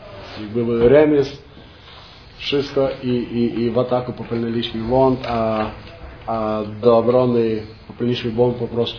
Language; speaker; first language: Polish; non-native, fluent; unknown